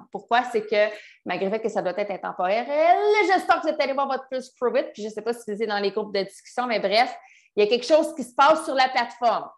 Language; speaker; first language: French; native; French